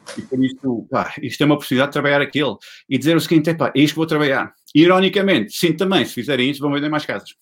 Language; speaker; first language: Portuguese; non-native, fluent; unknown